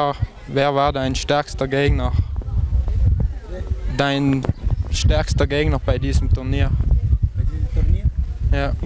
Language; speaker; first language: German; non-native, fluent; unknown